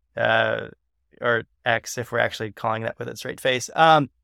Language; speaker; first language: English; native; English